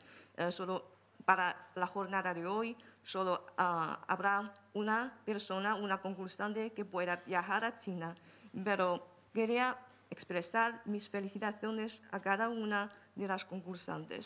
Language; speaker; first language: Spanish; non-native, fluent; Chinese